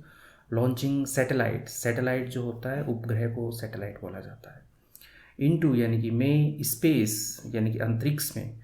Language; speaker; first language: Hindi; native; Hindi